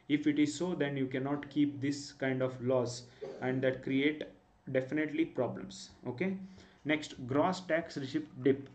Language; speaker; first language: English; non-native, local second language; Kannada